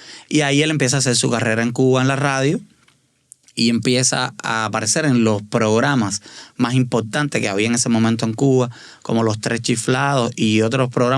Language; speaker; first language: Spanish; native; Spanish